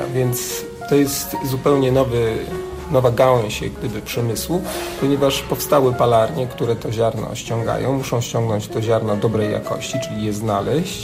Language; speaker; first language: Polish; native; Polish